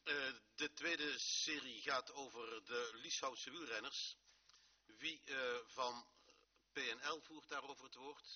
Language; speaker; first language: Dutch; native; Dutch